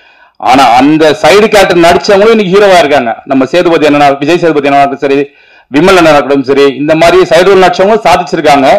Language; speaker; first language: Tamil; native; Tamil